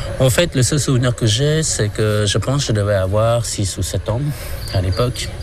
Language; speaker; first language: French; non-native, fluent; Khmer